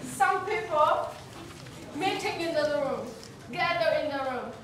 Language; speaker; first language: English; non-native, fluent; Vietnamese